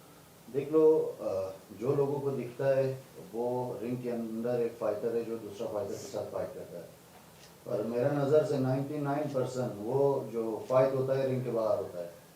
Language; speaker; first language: Hindi; non-native, fluent; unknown